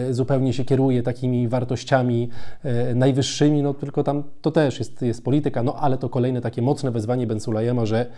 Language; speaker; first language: Polish; native; Polish